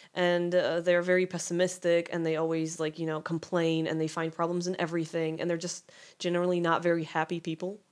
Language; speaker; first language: English; non-native, fluent; Polish